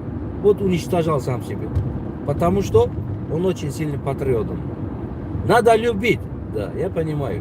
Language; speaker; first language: Russian; non-native, local second language; Tajik